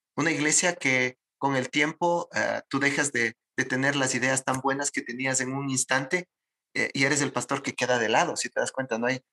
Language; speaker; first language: Spanish; native; Spanish